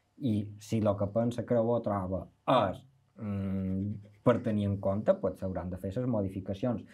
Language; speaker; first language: Catalan; native; Catalan